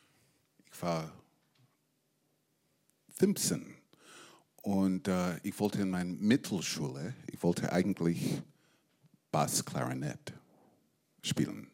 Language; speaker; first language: German; non-native, fluent; English